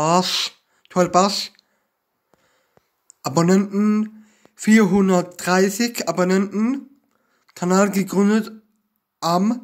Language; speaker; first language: German; non-native, learner; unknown